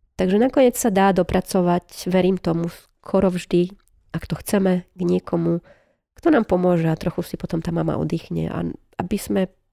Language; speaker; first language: Slovak; native; Slovak